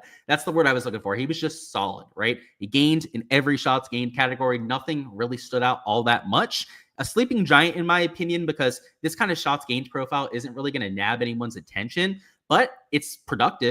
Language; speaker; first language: English; native; English